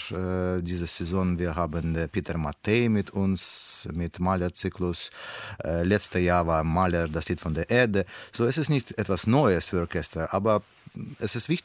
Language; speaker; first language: German; non-native, learner; Russian